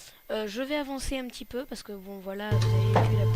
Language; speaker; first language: French; native; French